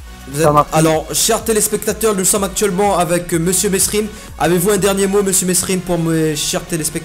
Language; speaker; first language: French; native; French